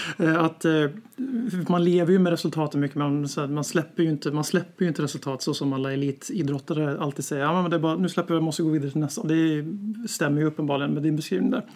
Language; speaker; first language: Swedish; native; Swedish